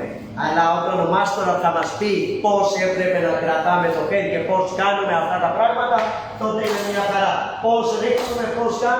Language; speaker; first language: Greek; non-native, learner; Urdu